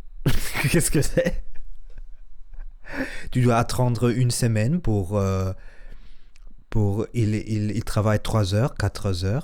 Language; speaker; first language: French; non-native, learner; Spanish